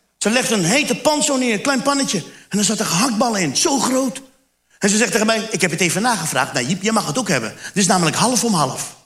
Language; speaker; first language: Dutch; early bilingual, other home language; Turkish